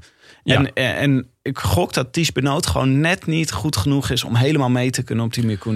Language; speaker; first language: Dutch; native; Dutch